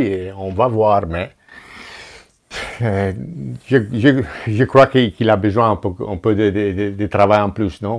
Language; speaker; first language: French; non-native, fluent; Italian